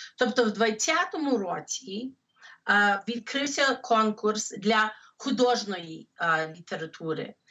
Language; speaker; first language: Ukrainian; early bilingual, heritage; English